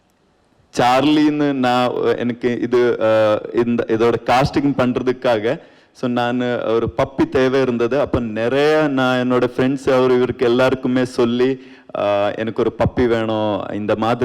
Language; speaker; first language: Tamil; non-native, learner; Kannada